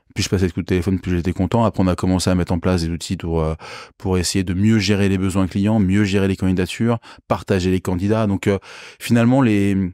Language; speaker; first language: French; native; French